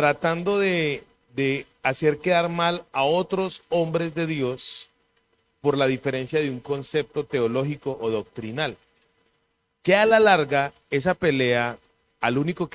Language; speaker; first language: Spanish; native; Spanish